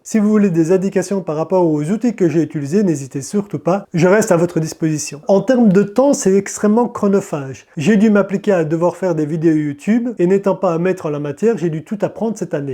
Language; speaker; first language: French; native; French